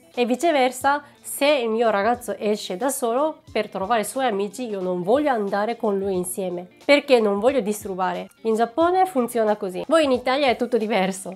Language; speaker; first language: Italian; non-native, fluent; Japanese